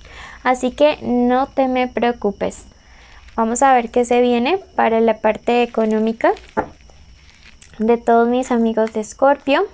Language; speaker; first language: Spanish; native; Spanish